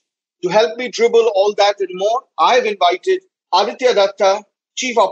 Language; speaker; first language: English; non-native, local second language; Bangla